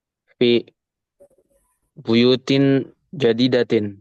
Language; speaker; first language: Arabic; non-native, learner; Indonesian